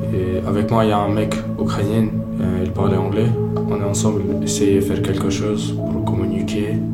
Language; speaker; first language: French; non-native, learner; Ukrainian